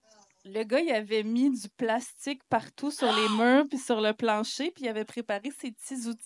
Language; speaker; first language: French; native; French